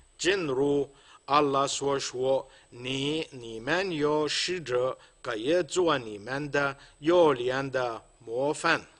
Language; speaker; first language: Chinese; non-native, fluent; Arabic